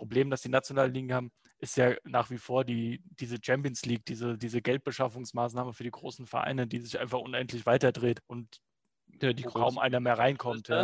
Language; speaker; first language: German; native; German